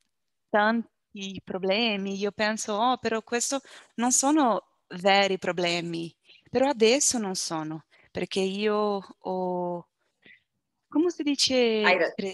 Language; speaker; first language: Italian; non-native, learner; Portuguese